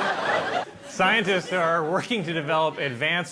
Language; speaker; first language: English; native; English